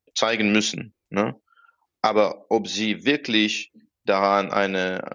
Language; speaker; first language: German; non-native, fluent; Russian